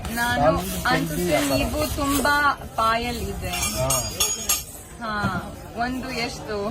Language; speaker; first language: Kannada; non-native, learner; English